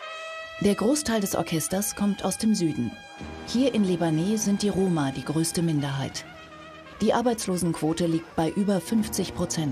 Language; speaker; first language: German; native; German